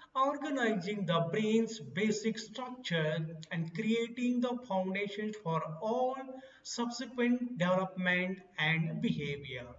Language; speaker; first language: English; non-native, local second language; Kannada